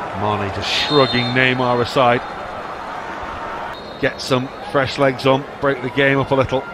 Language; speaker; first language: English; native; English